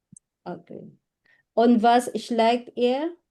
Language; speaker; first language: German; non-native, fluent; Filipino